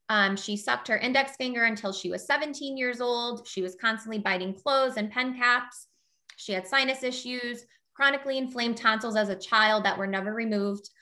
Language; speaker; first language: English; native; English